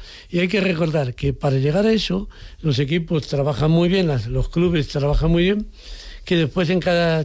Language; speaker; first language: Spanish; native; Spanish